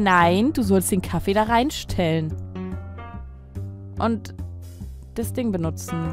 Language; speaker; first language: German; native; German